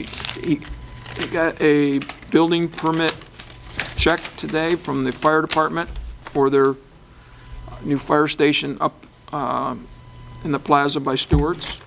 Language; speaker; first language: English; native; English